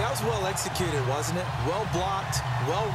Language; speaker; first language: English; native; English